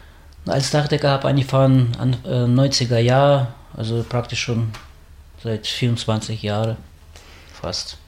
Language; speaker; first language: German; non-native, fluent; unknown